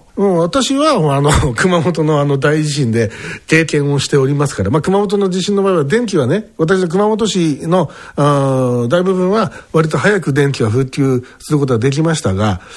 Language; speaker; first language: Japanese; native; Japanese